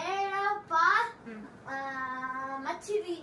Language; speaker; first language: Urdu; non-native, local second language; Tamil